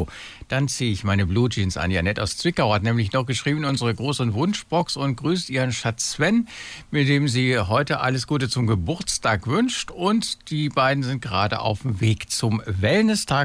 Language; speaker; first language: German; native; German